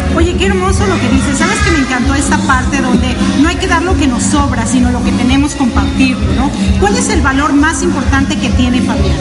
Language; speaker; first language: Spanish; native; Spanish